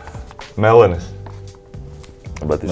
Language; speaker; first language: English; non-native, fluent; Latvian